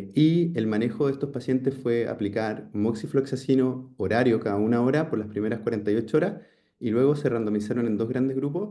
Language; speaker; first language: Spanish; native; Spanish